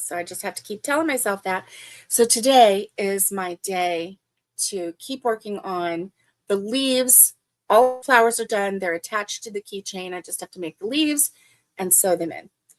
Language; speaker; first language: English; native; English